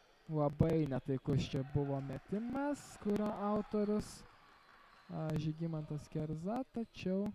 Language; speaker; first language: Lithuanian; native; Lithuanian